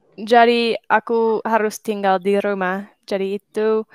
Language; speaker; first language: Indonesian; non-native, fluent; English